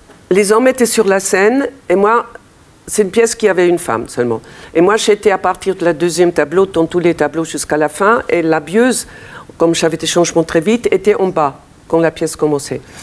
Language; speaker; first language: French; non-native, fluent; German